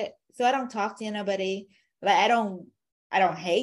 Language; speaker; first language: English; non-native, fluent; Vietnamese